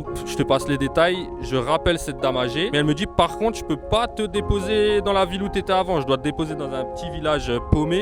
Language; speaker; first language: French; native; French